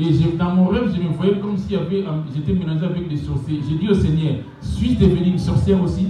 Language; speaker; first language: French; non-native, local second language; Lingala